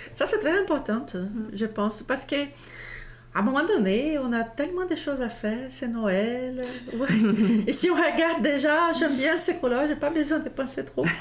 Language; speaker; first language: French; non-native, fluent; Portuguese